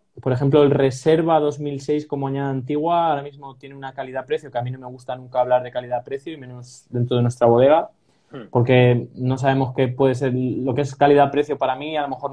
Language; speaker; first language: Spanish; native; Spanish